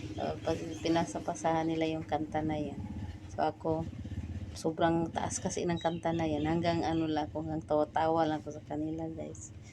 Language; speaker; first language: Filipino; non-native, local second language; Cebuano